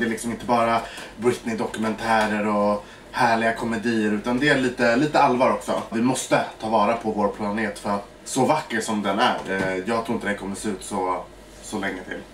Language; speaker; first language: Swedish; early bilingual, other home language; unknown